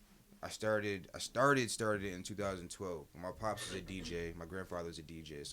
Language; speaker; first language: English; native; English